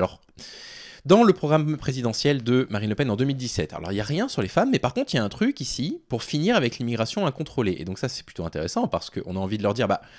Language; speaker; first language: French; native; French